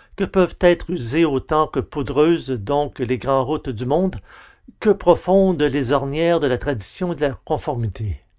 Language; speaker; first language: French; native; French